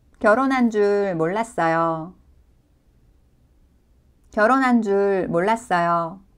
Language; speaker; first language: Korean; non-native, fluent; Chinese